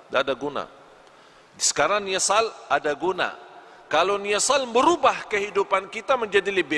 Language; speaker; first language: Indonesian; non-native, fluent; Arabic